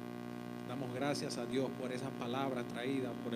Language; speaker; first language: Spanish; native; Spanish